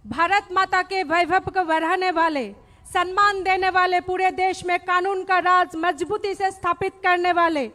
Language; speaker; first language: Hindi; non-native, local second language; Bangla